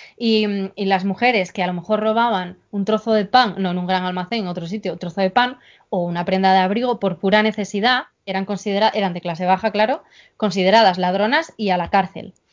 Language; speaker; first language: Spanish; native; Spanish